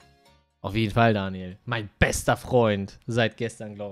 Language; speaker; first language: German; native; German